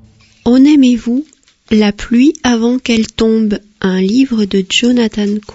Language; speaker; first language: French; native; French